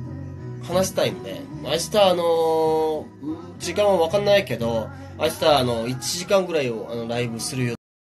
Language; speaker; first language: Japanese; non-native, fluent; Korean